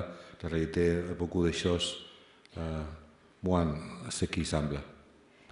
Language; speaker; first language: French; non-native, fluent; Spanish